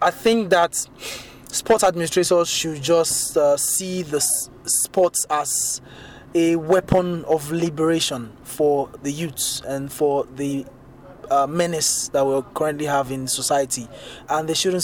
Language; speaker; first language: English; non-native, local second language; Yoruba